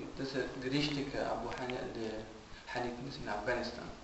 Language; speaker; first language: German; non-native, learner; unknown